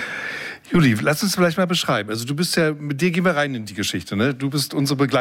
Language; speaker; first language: German; native; German